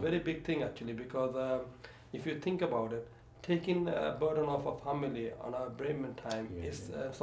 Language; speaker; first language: English; native; English